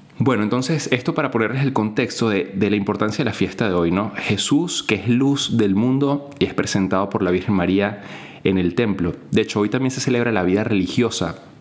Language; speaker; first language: Spanish; native; Spanish